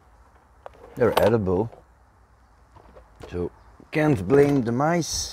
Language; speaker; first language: English; non-native, fluent; Dutch